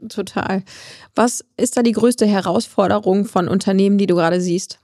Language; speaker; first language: German; native; German